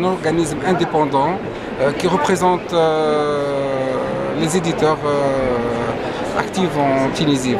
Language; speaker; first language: French; non-native, local second language; Arabic